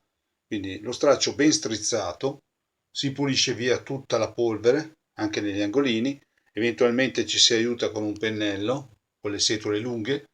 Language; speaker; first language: Italian; native; Italian